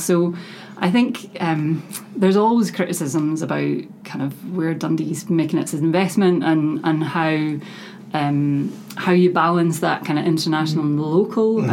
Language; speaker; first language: English; native; English